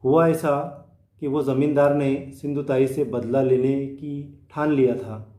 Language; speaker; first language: Hindi; non-native, local second language; Marathi